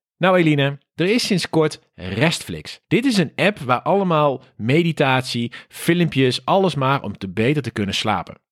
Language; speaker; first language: Dutch; native; Dutch